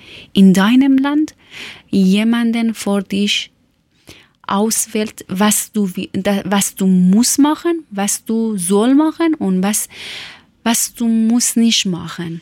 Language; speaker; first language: German; non-native, learner; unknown